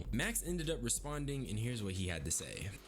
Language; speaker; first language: English; native; English